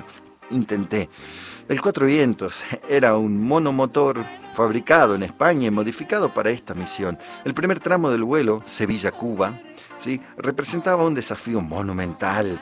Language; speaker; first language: Spanish; native; Spanish